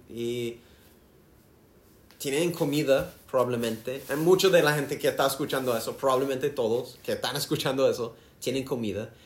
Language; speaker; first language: Spanish; non-native, learner; English